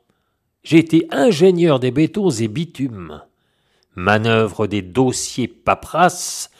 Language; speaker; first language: French; native; French